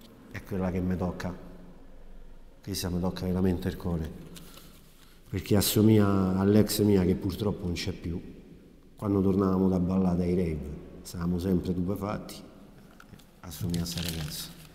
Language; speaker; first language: Italian; native; Italian